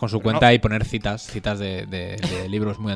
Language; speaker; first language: Spanish; native; Spanish